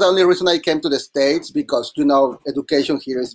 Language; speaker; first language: English; non-native, fluent; Spanish